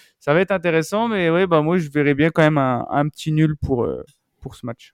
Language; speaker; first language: French; native; French